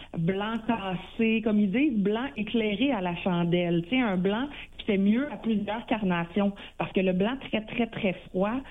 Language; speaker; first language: French; native; French